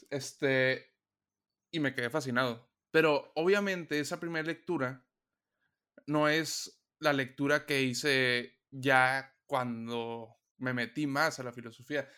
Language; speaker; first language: Spanish; native; Spanish